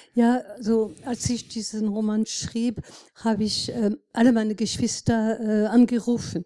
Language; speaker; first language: German; non-native, fluent; French